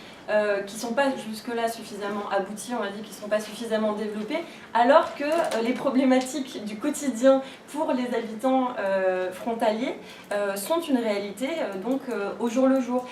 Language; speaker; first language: French; native; French